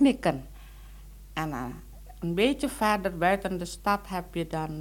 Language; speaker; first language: Dutch; non-native, local second language; Indonesian